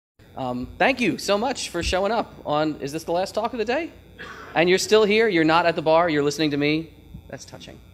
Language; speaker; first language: English; native; English